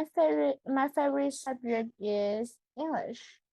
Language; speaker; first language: English; non-native, learner; Vietnamese